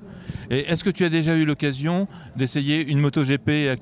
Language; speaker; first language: French; native; French